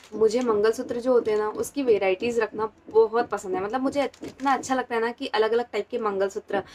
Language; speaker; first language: Hindi; non-native, local second language; Marathi